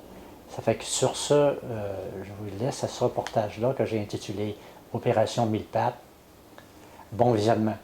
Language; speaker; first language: French; native; French